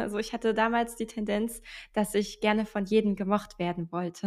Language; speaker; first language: German; native; German